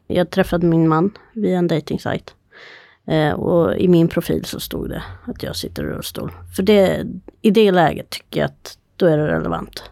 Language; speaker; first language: Swedish; native; Swedish